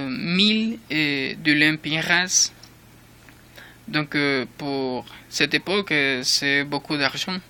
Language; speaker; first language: French; non-native, learner; Spanish